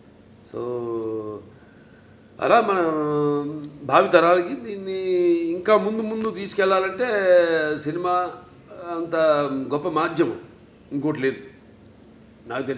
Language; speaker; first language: Telugu; native; Telugu